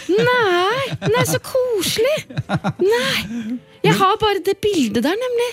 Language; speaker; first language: Norwegian; native; Norwegian